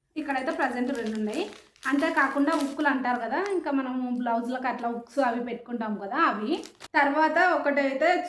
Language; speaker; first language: Telugu; native; Telugu